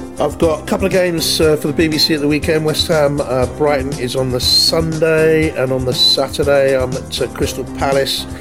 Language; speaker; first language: English; native; English